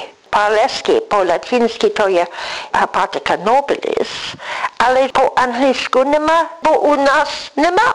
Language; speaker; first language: Ukrainian; early bilingual, heritage; English